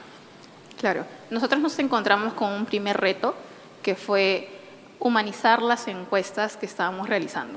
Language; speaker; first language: Spanish; native; Spanish